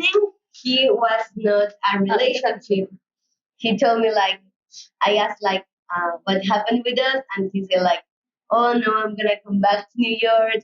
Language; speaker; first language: English; non-native, learner; Spanish